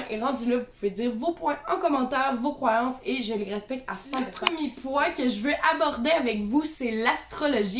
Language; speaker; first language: French; native; French